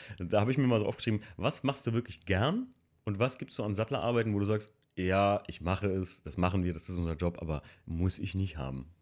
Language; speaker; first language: German; native; German